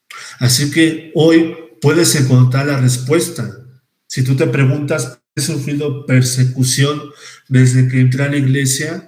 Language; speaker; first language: Spanish; native; Spanish